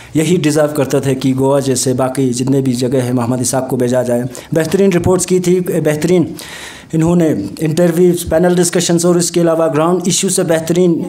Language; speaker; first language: Hindi; non-native, local second language; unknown